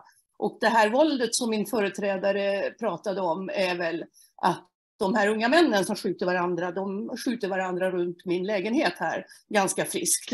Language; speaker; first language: Swedish; native; Swedish